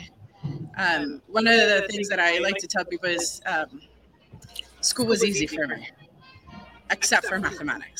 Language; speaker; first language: English; non-native, fluent; Spanish